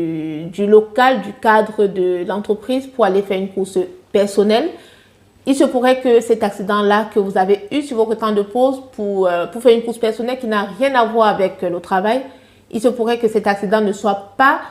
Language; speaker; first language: French; native; French